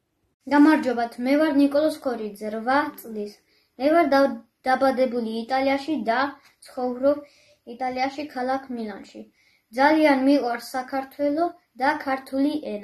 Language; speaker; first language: Georgian; early bilingual, heritage; Georgian